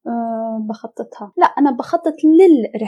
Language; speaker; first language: Arabic; native; Arabic